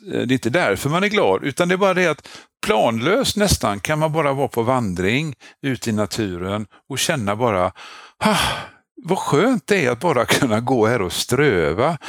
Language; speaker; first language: Swedish; native; Swedish